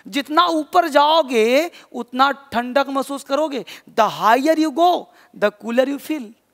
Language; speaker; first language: Hindi; native; Hindi